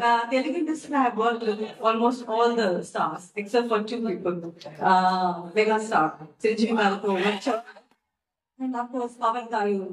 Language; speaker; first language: Telugu; non-native, learner; Tamil